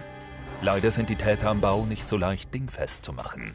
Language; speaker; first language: German; native; German